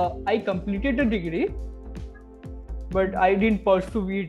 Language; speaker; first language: English; non-native, local second language; Bangla